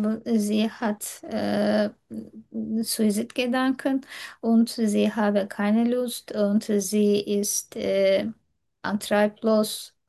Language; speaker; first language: German; non-native, learner; Turkish